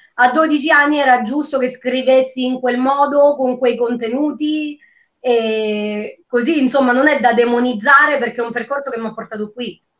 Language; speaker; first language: Italian; native; Italian